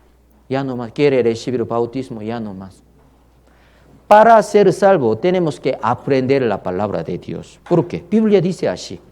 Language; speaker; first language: Spanish; non-native, learner; Korean